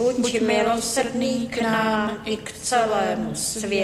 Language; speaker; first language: Czech; native; Czech